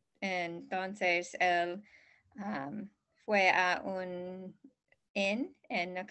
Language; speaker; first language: Spanish; non-native, learner; English